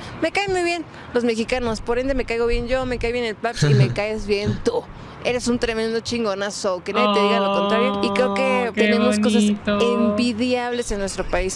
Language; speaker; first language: Spanish; native; Spanish